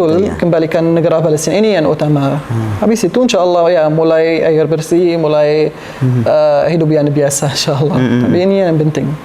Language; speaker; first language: Indonesian; non-native, learner; Arabic